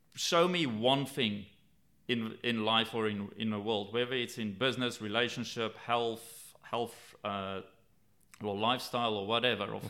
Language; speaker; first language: English; native; English